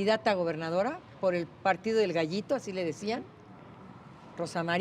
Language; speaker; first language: Spanish; native; Spanish